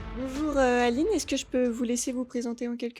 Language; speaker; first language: French; native; French